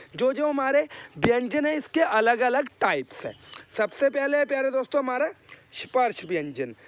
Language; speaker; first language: Hindi; native; Hindi